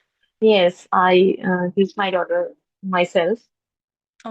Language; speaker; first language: English; non-native, local second language; Hindi